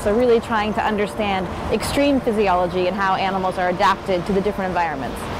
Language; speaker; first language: English; early bilingual, other home language; Swedish